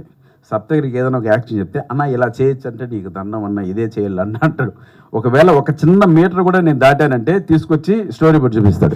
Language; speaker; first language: Telugu; native; Telugu